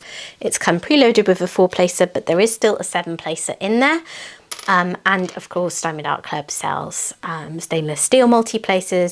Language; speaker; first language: English; native; English